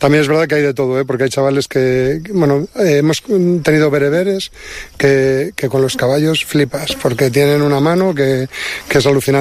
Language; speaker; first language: Spanish; native; Spanish